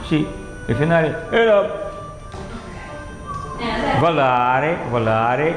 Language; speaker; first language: Italian; non-native, learner; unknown